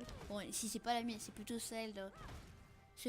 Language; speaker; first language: French; native; French